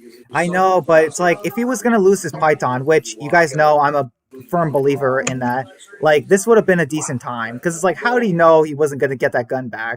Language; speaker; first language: English; native; English